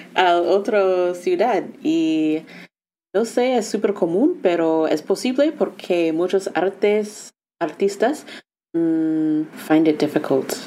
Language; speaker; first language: Spanish; non-native, learner; English